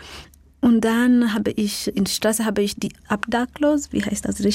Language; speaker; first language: German; non-native, learner; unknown